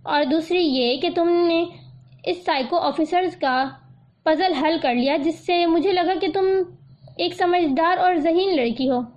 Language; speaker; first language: Urdu; native; Urdu